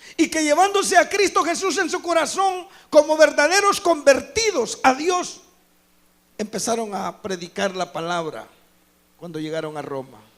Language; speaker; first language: Spanish; native; Spanish